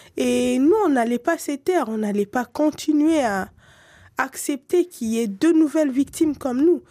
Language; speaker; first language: French; non-native, local second language; Swahili